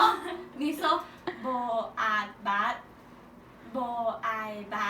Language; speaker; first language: Chinese; non-native, learner; Lao